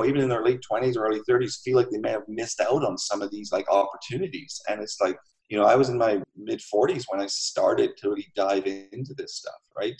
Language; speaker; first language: English; native; English